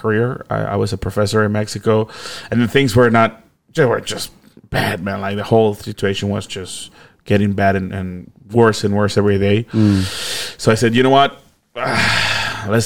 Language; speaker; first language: English; non-native, fluent; Spanish